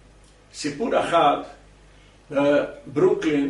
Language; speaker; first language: Hebrew; non-native, fluent; English